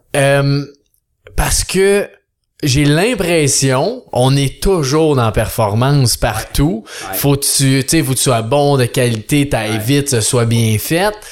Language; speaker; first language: French; native; French